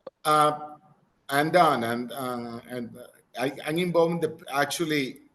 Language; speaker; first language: English; non-native, fluent; Spanish